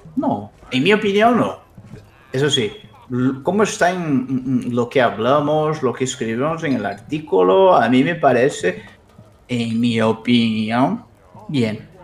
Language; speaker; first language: Spanish; non-native, fluent; Portuguese